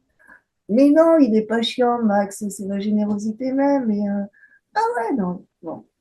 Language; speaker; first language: French; native; French